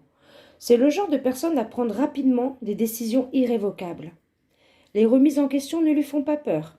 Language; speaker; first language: French; native; French